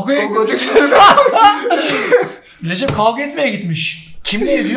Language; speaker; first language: Turkish; native; Turkish